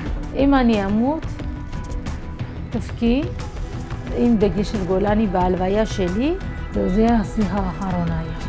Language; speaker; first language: Hebrew; non-native, fluent; Amharic